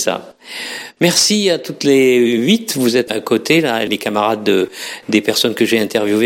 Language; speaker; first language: French; native; French